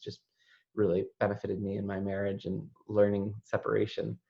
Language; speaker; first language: English; native; English